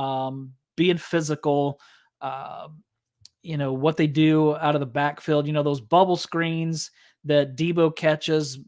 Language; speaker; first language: English; native; English